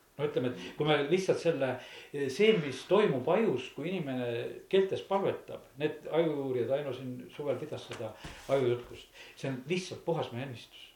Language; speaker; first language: Estonian; native; Estonian